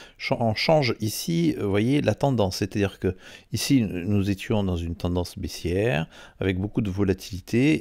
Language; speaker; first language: French; native; French